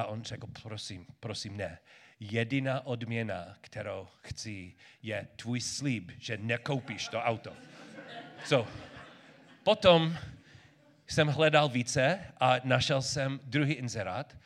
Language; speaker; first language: Czech; non-native, learner; English